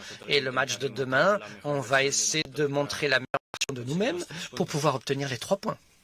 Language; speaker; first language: French; non-native, fluent; Spanish